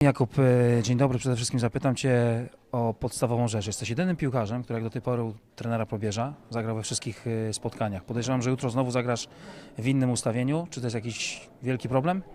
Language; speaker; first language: Polish; native; Polish